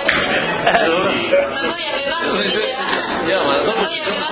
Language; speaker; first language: Italian; non-native, local second language; Friulian